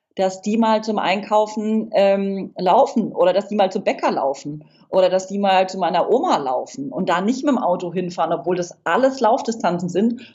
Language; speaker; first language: German; non-native, fluent; English